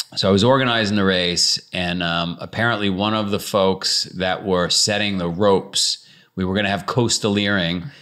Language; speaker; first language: English; native; English